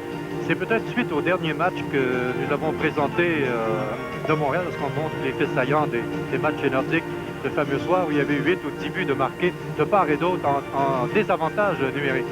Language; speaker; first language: French; native; French